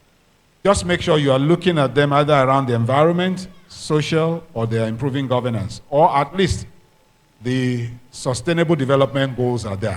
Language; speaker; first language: English; non-native, local second language; Yoruba